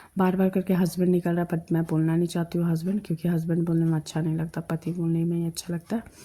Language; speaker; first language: Hindi; non-native, local second language; Bangla